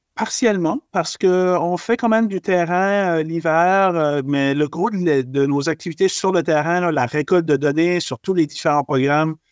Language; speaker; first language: French; native; French